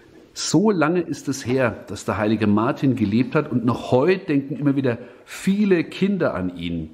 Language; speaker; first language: German; native; German